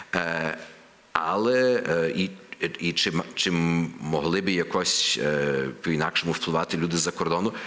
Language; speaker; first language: Ukrainian; early bilingual, heritage; Ukrainian